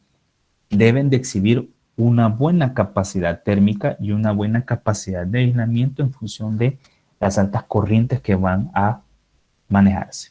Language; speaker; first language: Spanish; native; Spanish